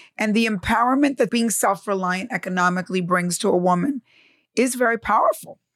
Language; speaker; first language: English; early bilingual, other home language; Spanish